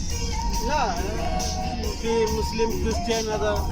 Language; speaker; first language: English; non-native, learner; Malayalam